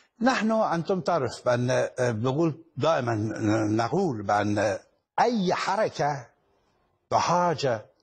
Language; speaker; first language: Arabic; non-native, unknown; Persian